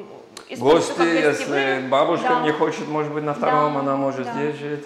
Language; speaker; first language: Russian; non-native, learner; English